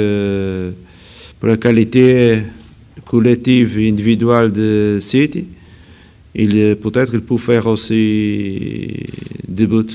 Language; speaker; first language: French; non-native, learner; Portuguese